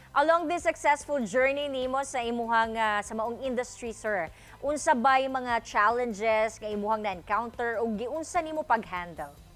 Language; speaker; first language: Cebuano; native; Cebuano